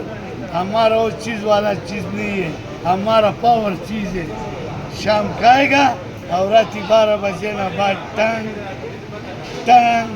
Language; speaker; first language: Hindi; non-native, local second language; Pashto